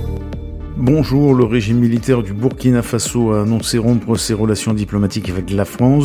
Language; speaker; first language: French; native; French